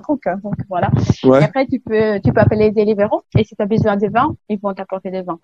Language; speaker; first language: French; non-native, fluent; Italian